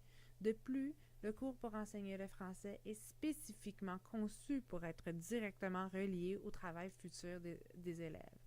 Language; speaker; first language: French; non-native, fluent; English